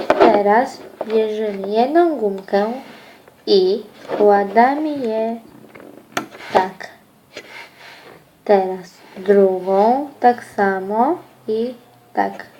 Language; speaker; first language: Polish; early bilingual, other home language; Ukrainian